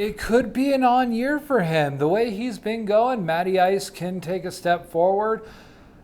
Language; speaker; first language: English; native; English